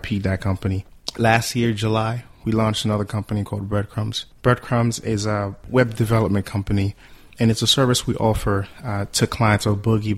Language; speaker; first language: English; early bilingual, other home language; Haitian Creole